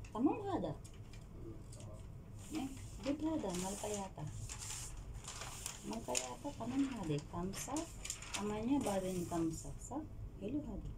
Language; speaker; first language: Arabic; non-native, learner; Filipino